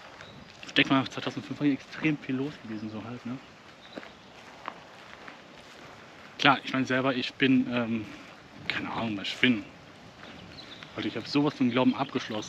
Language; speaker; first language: German; native; German